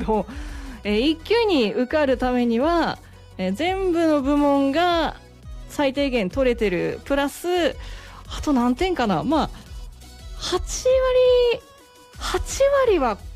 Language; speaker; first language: Japanese; native; Japanese